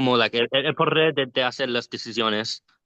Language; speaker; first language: Spanish; non-native, learner; English